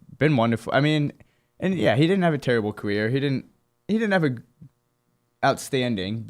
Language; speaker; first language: English; native; English